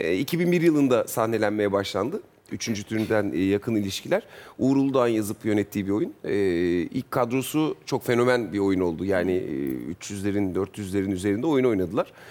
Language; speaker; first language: Turkish; native; Turkish